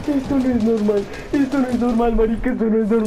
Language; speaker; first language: Spanish; native; Spanish